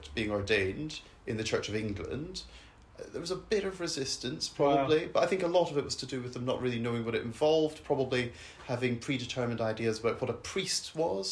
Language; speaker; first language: English; native; English